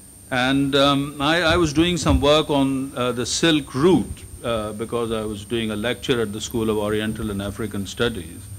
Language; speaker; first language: English; non-native, local second language; Urdu